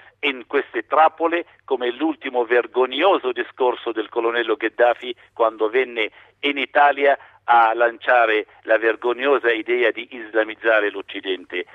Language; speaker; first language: Italian; non-native, fluent; Arabic